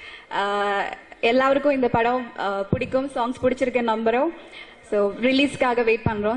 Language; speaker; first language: Tamil; non-native, fluent; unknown